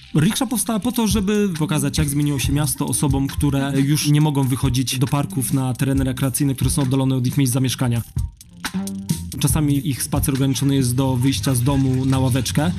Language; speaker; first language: Polish; native; Polish